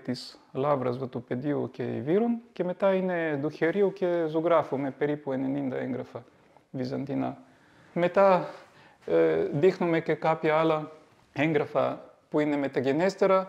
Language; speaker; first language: Greek; non-native, fluent; Bulgarian